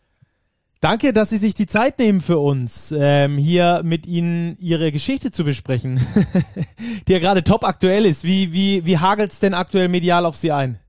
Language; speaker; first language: German; native; German